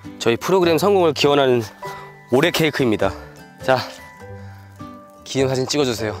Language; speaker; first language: Korean; native; Korean